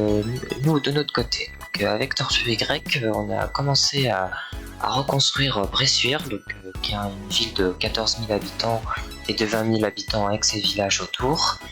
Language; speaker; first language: French; native; French